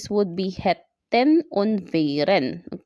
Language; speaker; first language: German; non-native, learner; Filipino